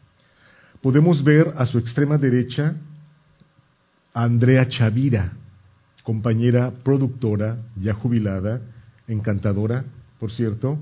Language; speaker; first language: Spanish; native; Spanish